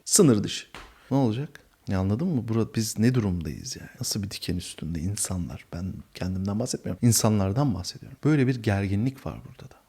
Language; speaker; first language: Turkish; native; Turkish